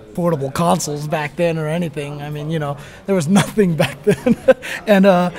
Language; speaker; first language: English; native; English